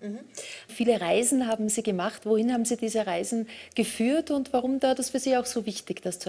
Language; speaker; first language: German; native; German